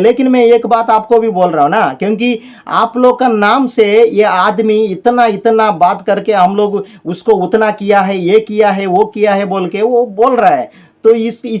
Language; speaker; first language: Hindi; non-native, local second language; Telugu